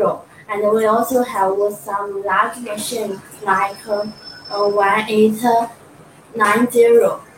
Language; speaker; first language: English; non-native, learner; Chinese